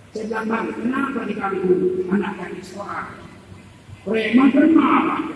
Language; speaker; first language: Indonesian; native; Indonesian